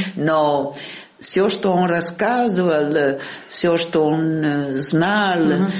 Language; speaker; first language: Russian; non-native, fluent; Italian